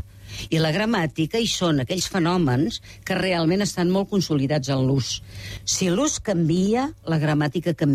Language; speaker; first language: Catalan; native; Catalan